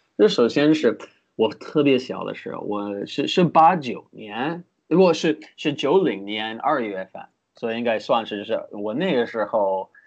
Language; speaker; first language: Chinese; early bilingual, heritage; Chinese